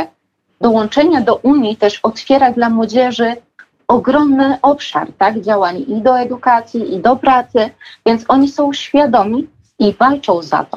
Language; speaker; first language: Polish; non-native, fluent; Georgian